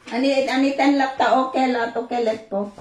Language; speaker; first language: Hebrew; non-native, learner; Filipino